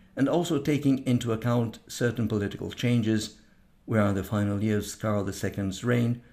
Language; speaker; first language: English; non-native, fluent; Romanian